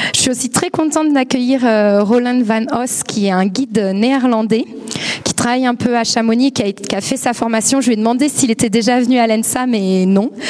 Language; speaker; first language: French; native; French